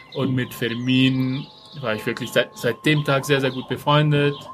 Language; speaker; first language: German; non-native, fluent; Spanish